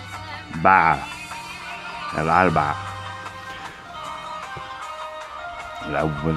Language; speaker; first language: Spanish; non-native, fluent; English